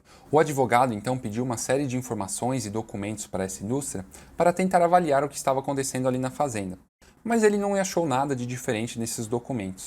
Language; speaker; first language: Portuguese; native; Portuguese